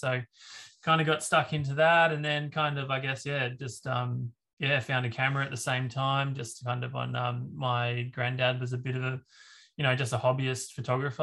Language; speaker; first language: English; native; English